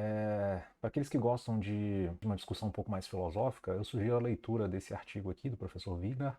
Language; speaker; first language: Portuguese; native; Portuguese